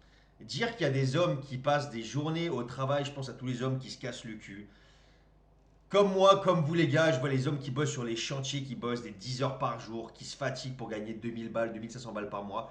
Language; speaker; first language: French; native; French